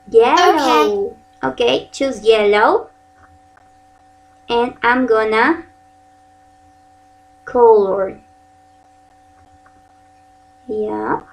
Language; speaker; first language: English; non-native, learner; Spanish